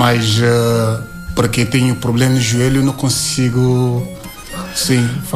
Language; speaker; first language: Portuguese; non-native, learner; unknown